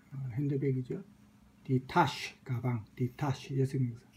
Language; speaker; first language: German; non-native, fluent; Korean